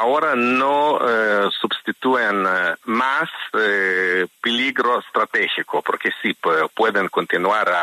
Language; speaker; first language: Spanish; non-native, fluent; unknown